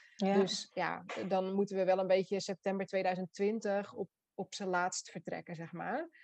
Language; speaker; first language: Dutch; native; Dutch